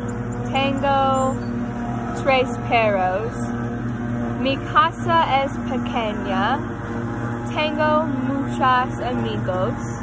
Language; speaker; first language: Spanish; non-native, learner; English